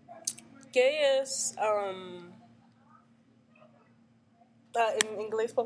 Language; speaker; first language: Spanish; non-native, learner; English